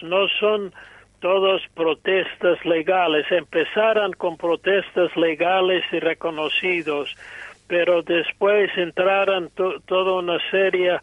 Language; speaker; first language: Spanish; non-native, fluent; English